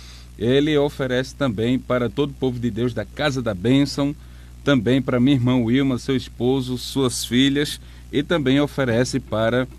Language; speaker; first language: Portuguese; native; Portuguese